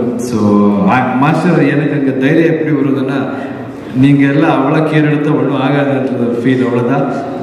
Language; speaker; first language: Tamil; non-native, learner; Kannada